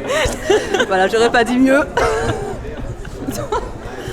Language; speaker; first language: French; native; French